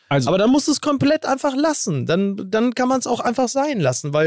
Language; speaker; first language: German; native; German